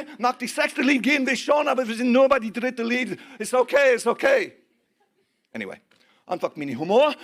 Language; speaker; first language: German; non-native, fluent; English